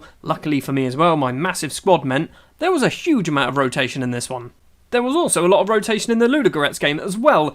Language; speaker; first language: English; native; English